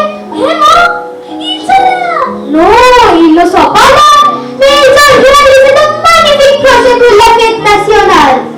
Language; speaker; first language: French; non-native, learner; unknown